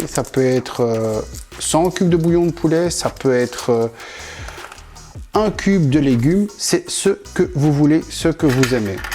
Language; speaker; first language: French; native; French